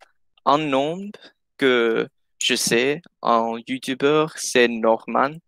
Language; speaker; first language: French; non-native, learner; English